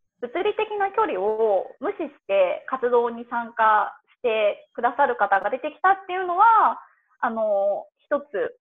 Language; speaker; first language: Japanese; native; Japanese